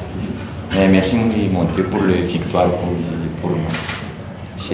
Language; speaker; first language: French; non-native, learner; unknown